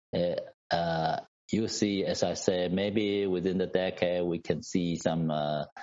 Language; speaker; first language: English; non-native, fluent; Chinese